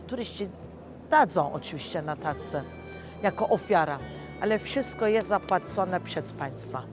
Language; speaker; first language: Polish; non-native, learner; Turkish